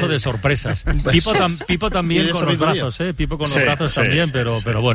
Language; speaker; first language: Spanish; native; Spanish